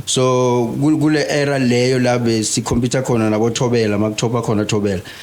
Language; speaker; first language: Zulu; non-native, local second language; Swati